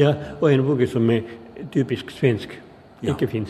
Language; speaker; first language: Norwegian; non-native, fluent; Finnish